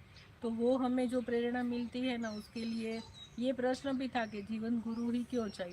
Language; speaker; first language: Hindi; native; Hindi